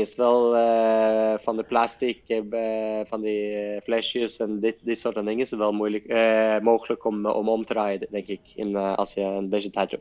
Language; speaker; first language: Dutch; non-native, fluent; Norwegian